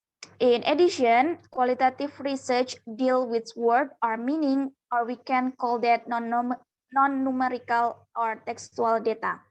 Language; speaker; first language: English; non-native, learner; Indonesian